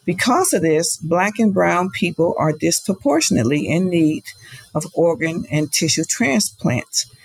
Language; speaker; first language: English; native; English